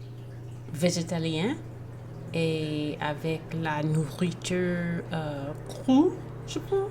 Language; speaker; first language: French; non-native, learner; English